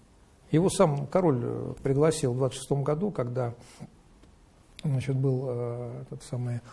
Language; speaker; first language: Russian; native; Russian